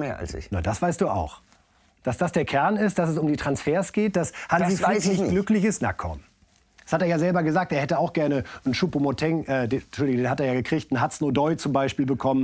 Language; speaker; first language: German; native; German